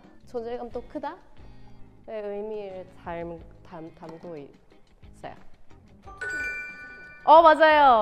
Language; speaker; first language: Korean; non-native, fluent; Thai